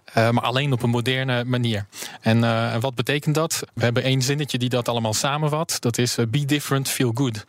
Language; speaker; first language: Dutch; early bilingual, heritage; Dutch